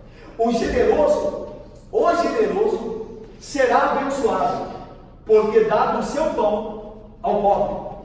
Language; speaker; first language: Portuguese; native; Portuguese